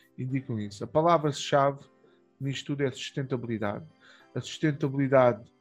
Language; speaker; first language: Portuguese; native; Portuguese